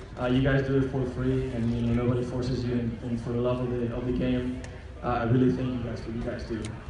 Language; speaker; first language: English; non-native, fluent; Spanish